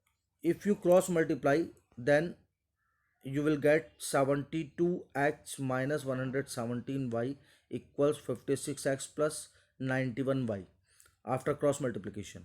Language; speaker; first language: English; non-native, local second language; Hindi